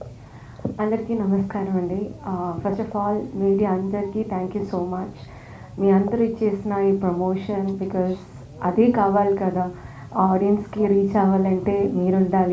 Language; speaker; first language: Telugu; non-native, fluent; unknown